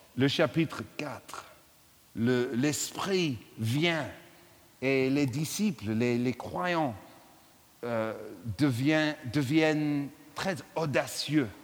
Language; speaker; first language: French; non-native, fluent; English